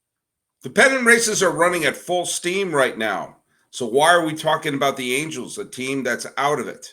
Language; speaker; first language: English; native; English